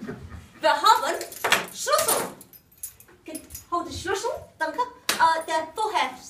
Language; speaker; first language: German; non-native, learner; English